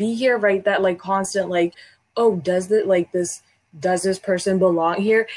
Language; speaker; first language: English; early bilingual, other home language; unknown